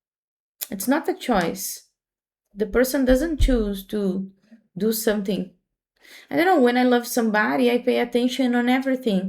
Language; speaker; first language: English; non-native, fluent; Portuguese